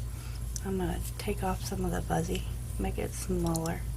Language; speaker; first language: English; native; English